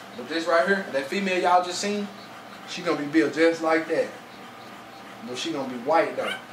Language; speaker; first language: English; native; English